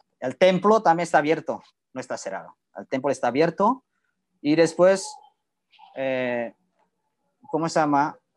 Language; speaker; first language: Spanish; non-native, learner; Indonesian